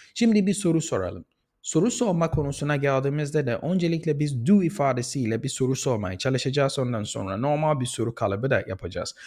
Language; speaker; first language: Turkish; non-native, fluent; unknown